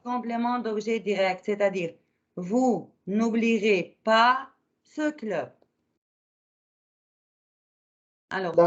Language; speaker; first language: French; non-native, fluent; Arabic